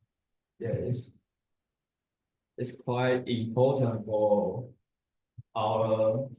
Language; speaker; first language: English; non-native, learner; Chinese